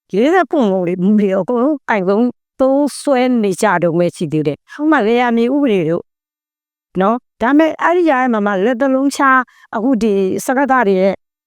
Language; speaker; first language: Burmese; native; Burmese